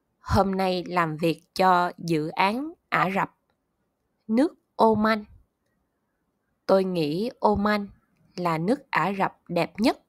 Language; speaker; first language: Vietnamese; non-native, learner; German